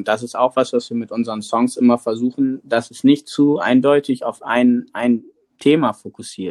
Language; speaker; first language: German; native; German